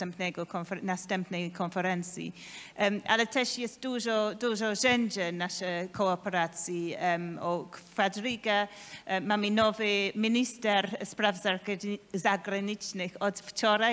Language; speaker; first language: Polish; non-native, learner; English